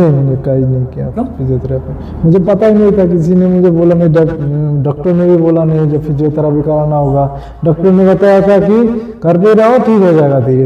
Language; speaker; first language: Hindi; non-native, local second language; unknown